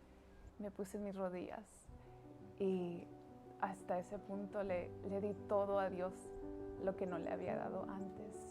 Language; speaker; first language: Spanish; early bilingual, heritage; Spanish